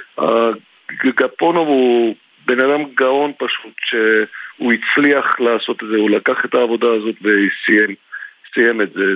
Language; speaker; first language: Hebrew; non-native, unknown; Georgian